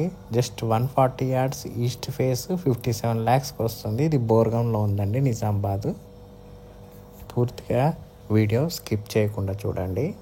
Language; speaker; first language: Telugu; native; Telugu